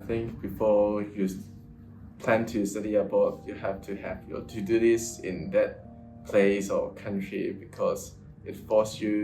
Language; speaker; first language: English; non-native, local second language; Cantonese